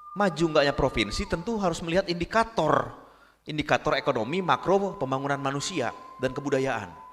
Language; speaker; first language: Indonesian; non-native, local second language; Minangkabau